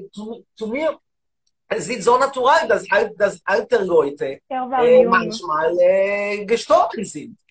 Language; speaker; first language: German; non-native, learner; Hebrew